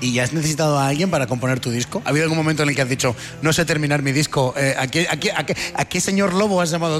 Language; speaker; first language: Spanish; native; Spanish